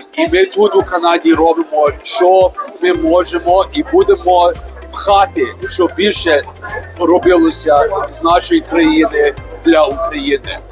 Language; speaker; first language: Ukrainian; early bilingual, heritage; Ukrainian